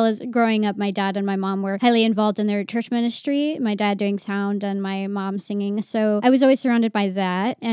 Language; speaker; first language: English; native; English